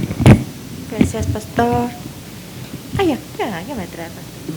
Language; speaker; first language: Spanish; native; Spanish